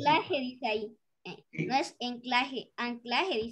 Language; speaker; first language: Spanish; native; Spanish